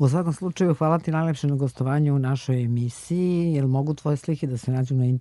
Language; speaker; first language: Serbian; native; Serbian